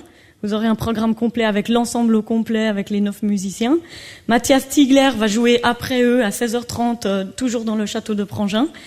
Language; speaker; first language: French; native; French